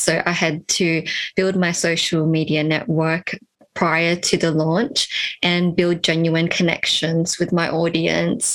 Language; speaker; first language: English; native; English